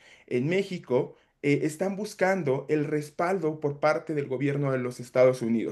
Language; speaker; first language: Spanish; native; Spanish